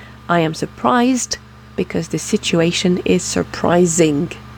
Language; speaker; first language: English; non-native, fluent; French